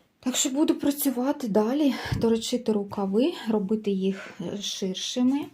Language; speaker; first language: Ukrainian; native; Ukrainian